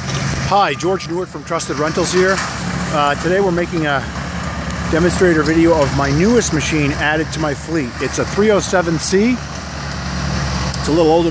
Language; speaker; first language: English; native; English